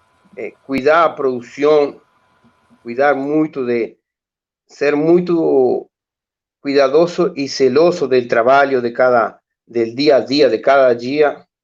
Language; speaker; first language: Portuguese; non-native, learner; Spanish